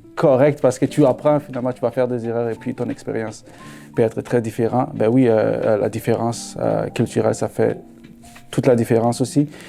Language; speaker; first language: French; non-native, local second language; Lingala